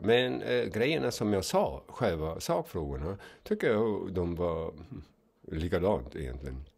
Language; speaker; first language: Swedish; non-native, fluent; German